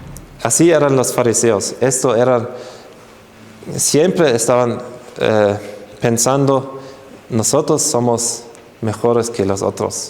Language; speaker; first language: Spanish; non-native, fluent; German